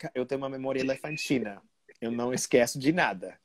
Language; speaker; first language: Portuguese; non-native, fluent; Spanish